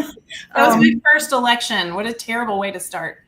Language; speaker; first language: English; native; English